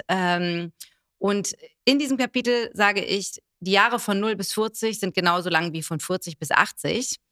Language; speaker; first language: German; native; German